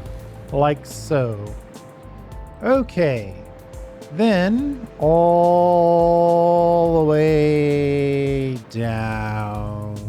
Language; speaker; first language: English; native; English